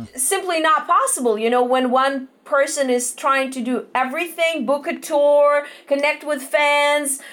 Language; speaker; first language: English; non-native, fluent; Russian